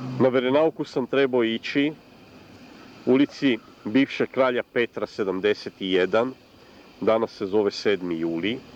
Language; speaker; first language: Serbian; non-native, local second language; Hungarian